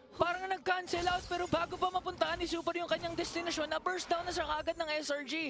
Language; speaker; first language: Filipino; native; Filipino